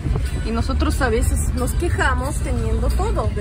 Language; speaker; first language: Spanish; non-native, fluent; Russian